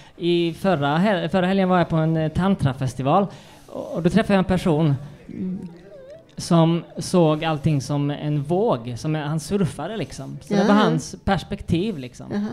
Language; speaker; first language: Swedish; native; Swedish